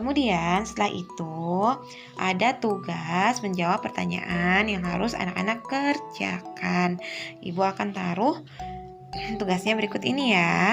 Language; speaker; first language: Indonesian; native; Indonesian